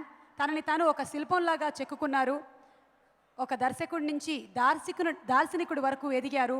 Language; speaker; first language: Telugu; native; Telugu